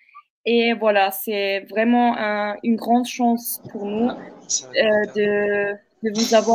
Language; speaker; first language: French; non-native, fluent; Turkish